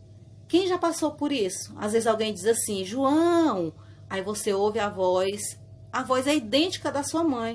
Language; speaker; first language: Portuguese; native; Portuguese